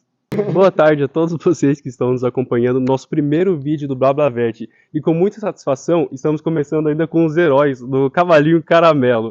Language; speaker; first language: Portuguese; native; Portuguese